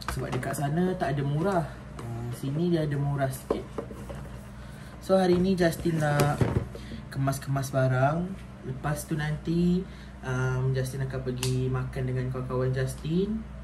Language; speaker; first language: Malay; non-native, local second language; Iban